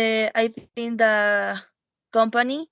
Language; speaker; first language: English; non-native, learner; Spanish